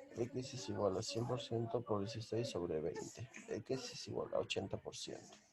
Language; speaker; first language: Spanish; native; Spanish